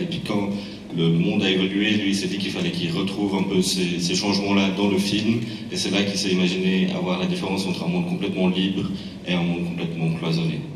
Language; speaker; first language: French; native; French